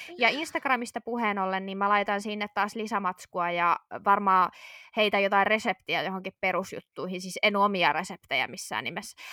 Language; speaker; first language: Finnish; native; Finnish